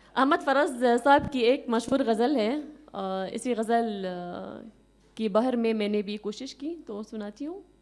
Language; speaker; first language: Urdu; non-native, fluent; Arabic